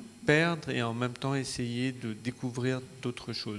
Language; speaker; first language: French; non-native, local second language; Arabic